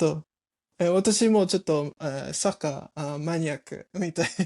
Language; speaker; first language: Japanese; non-native, learner; English